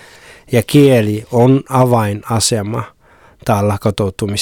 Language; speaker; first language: Finnish; non-native, fluent; Somali